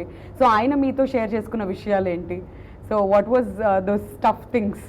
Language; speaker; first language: Telugu; native; Telugu